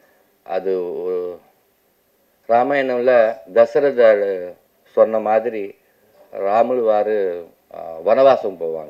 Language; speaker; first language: Tamil; non-native, local second language; Telugu